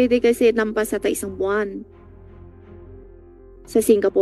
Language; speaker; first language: Filipino; non-native, learner; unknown